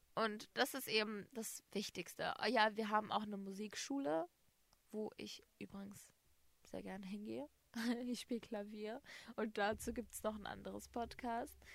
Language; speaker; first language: German; native; German